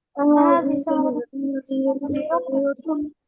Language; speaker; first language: Arabic; non-native, learner; Bangla